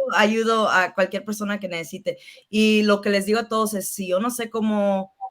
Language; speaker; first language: Spanish; early bilingual, heritage; Spanish